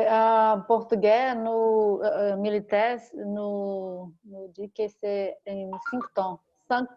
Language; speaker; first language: French; non-native, learner; Portuguese